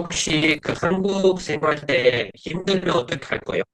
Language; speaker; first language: Korean; non-native, fluent; Uzbek